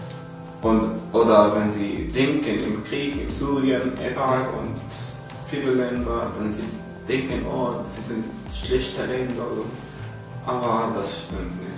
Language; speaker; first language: German; non-native, learner; Arabic